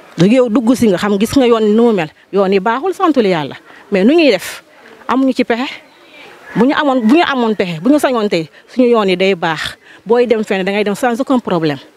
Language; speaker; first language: Wolof; non-native, local second language; Jola-Fonyi